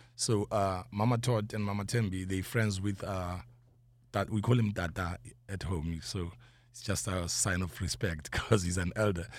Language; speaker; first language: English; non-native, local second language; Zulu